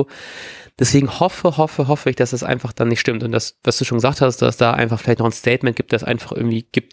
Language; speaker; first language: German; native; German